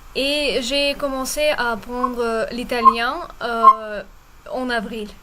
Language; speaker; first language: French; non-native, fluent; Russian